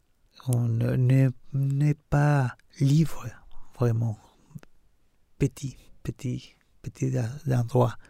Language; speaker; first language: French; non-native, fluent; Spanish